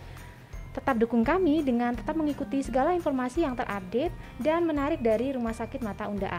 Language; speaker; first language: Indonesian; native; Indonesian